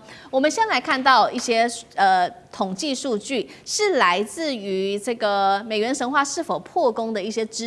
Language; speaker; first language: Chinese; native; Chinese